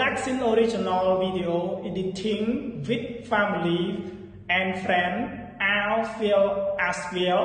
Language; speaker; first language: English; non-native, learner; Khmer